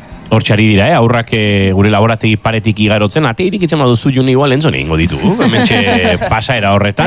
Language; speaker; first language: Basque; native; Basque